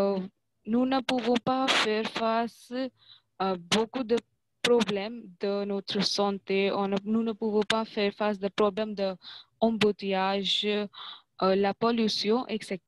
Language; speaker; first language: French; non-native, fluent; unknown